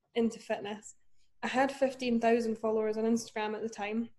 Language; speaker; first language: English; native; English